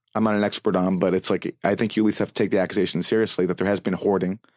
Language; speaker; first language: English; native; English